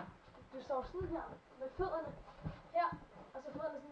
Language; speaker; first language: Danish; native; Danish